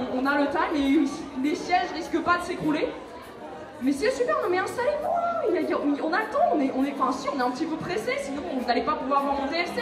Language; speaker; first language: French; native; French